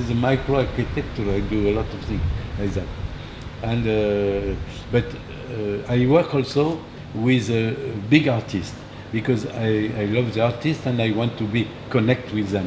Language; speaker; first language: English; non-native, learner; French